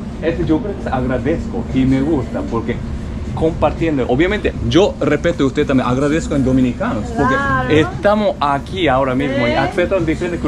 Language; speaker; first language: Spanish; non-native, learner; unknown